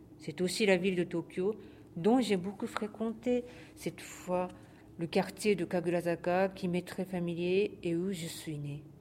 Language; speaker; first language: French; non-native, fluent; Japanese